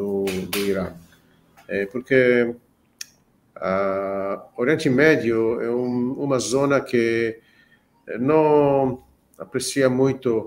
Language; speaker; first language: Portuguese; non-native, fluent; Hebrew